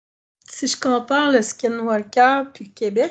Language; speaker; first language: French; native; French